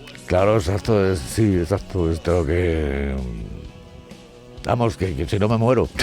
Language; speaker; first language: Spanish; native; Spanish